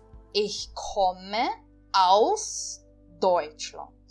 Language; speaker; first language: German; non-native, fluent; Portuguese